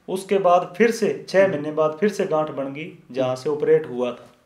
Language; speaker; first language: Hindi; native; Hindi